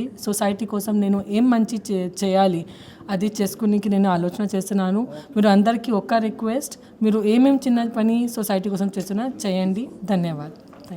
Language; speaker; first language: Telugu; non-native, local second language; Hindi